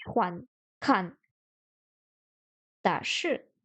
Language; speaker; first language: Chinese; non-native, learner; French